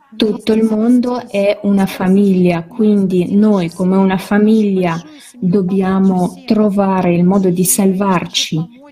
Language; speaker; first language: Italian; non-native, fluent; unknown